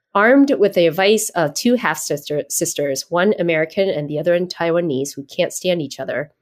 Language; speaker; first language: English; native; English